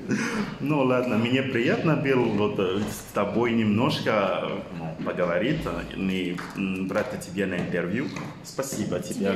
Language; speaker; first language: Russian; non-native, learner; French